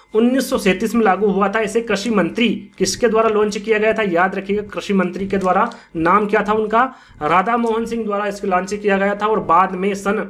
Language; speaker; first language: Hindi; native; Hindi